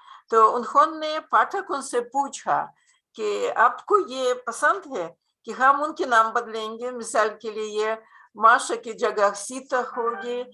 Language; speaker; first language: Hindi; non-native, fluent; Russian